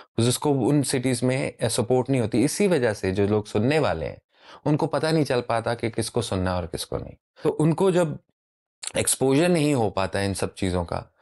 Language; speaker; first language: Urdu; native; Urdu